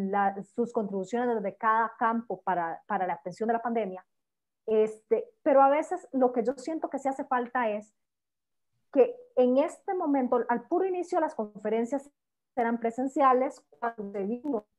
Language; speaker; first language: Spanish; native; Spanish